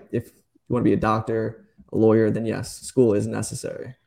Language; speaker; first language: English; native; English